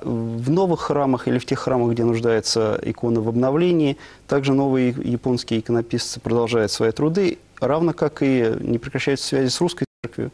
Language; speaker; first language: Russian; native; Russian